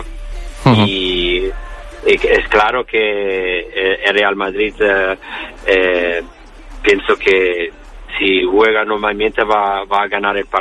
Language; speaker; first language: Spanish; non-native, learner; Italian